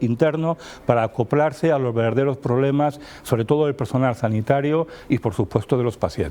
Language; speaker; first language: Spanish; native; Spanish